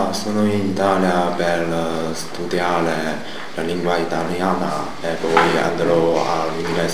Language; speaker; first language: Italian; non-native, learner; Chinese